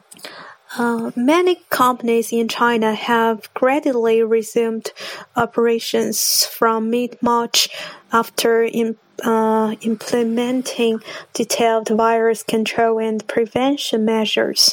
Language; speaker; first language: English; non-native, fluent; Chinese